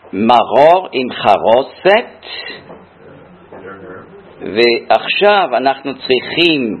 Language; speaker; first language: Hebrew; non-native, fluent; German